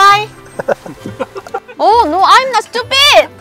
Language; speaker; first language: English; non-native, learner; Korean